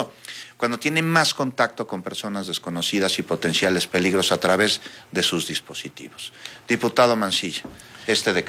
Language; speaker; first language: Spanish; native; Spanish